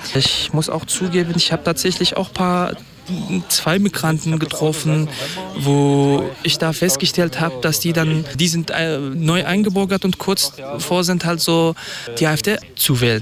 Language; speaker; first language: German; non-native, fluent; Kurdish